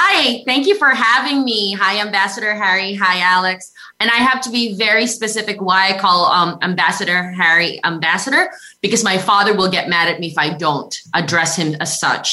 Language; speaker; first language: English; non-native, local second language; Filipino